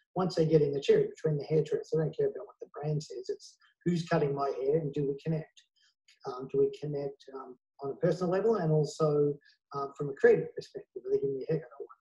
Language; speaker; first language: English; native; English